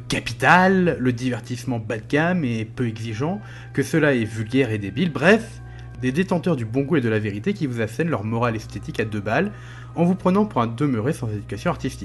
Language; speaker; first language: French; native; French